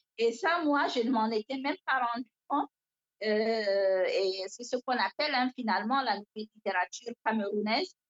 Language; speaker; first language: French; non-native, local second language; Fula